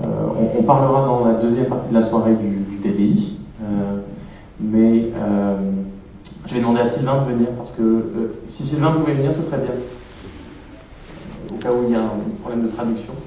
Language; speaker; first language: French; native; French